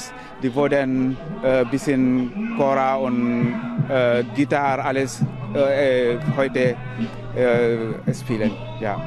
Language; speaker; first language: German; non-native, learner; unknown